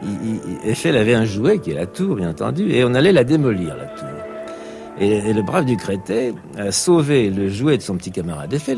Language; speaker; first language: French; native; French